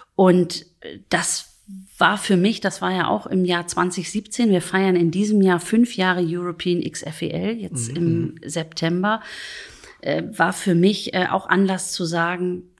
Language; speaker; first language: German; native; German